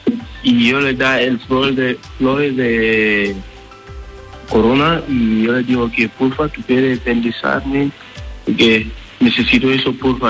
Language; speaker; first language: Spanish; non-native, learner; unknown